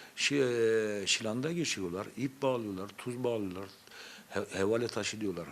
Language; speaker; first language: Turkish; non-native, local second language; Zaza